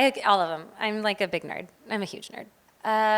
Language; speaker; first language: English; native; English